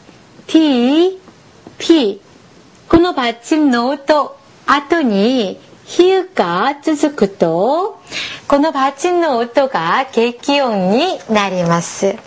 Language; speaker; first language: Japanese; non-native, fluent; Korean